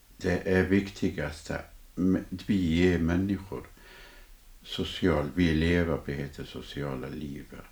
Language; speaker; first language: Swedish; non-native, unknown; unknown